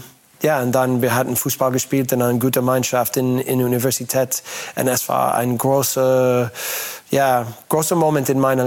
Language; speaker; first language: German; non-native, learner; English